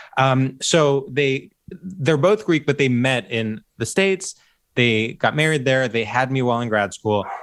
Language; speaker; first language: English; early bilingual, other home language; Greek